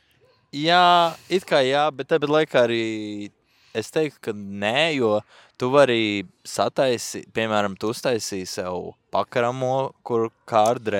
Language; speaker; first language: Latvian; native; Latvian